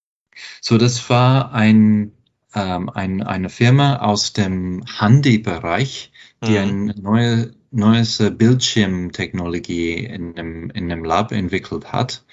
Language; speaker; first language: German; non-native, fluent; English